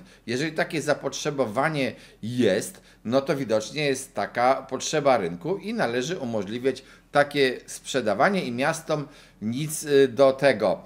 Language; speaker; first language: Polish; native; Polish